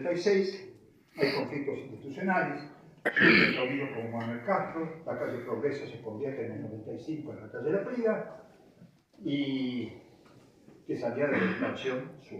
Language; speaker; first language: Spanish; native; Spanish